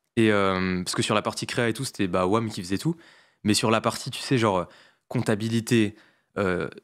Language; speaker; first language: French; native; French